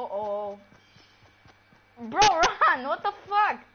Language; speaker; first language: English; non-native, learner; Greek